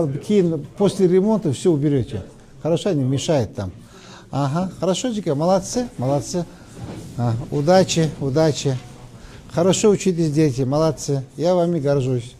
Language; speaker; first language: Russian; non-native, fluent; Kyrgyz